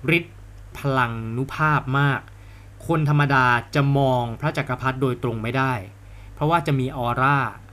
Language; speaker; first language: Thai; native; Thai